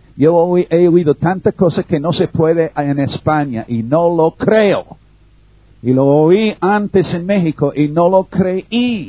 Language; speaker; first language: Spanish; non-native, fluent; English